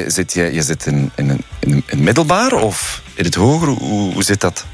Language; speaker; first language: Dutch; native; Dutch